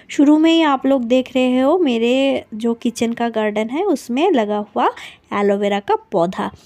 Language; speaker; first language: Hindi; non-native, local second language; Bangla